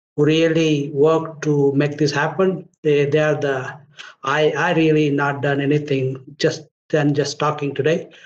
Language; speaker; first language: English; non-native, local second language; Marathi